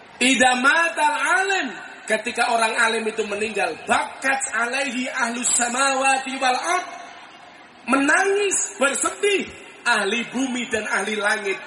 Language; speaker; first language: Indonesian; non-native, local second language; Javanese